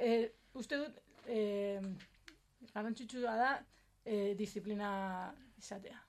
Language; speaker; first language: Basque; non-native, local second language; Spanish